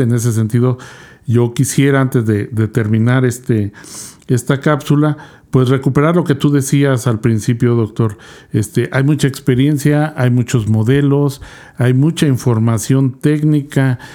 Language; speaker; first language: Spanish; native; Spanish